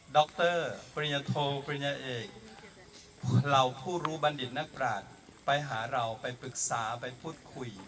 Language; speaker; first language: Thai; native; Thai